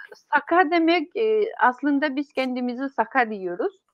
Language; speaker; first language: Turkish; non-native, fluent; Yakut